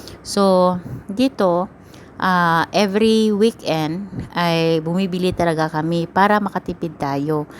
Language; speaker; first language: Filipino; native; Filipino